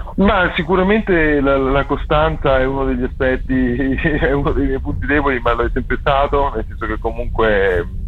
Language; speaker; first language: Italian; native; Italian